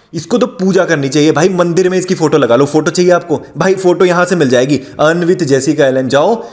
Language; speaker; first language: Hindi; native; Hindi